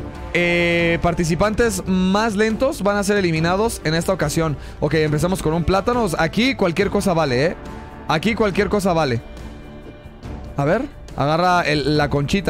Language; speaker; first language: Spanish; native; Spanish